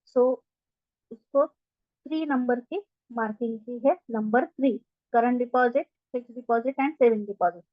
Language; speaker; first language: Hindi; non-native, local second language; Marathi